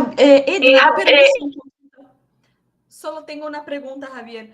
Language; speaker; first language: Spanish; non-native, fluent; Portuguese